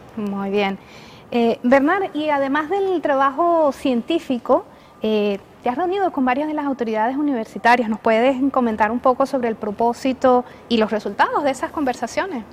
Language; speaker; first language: Spanish; native; Spanish